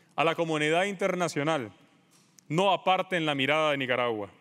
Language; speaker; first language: Spanish; native; Spanish